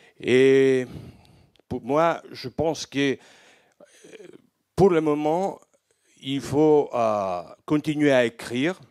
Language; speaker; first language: French; non-native, fluent; Greek